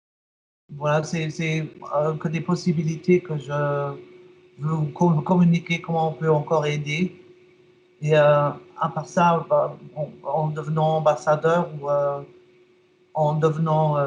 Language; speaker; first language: French; non-native, fluent; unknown